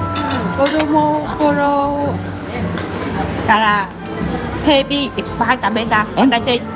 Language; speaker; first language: Japanese; non-native, learner; Vietnamese